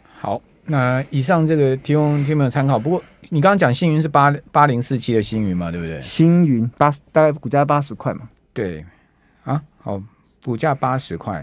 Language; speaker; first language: Chinese; native; Chinese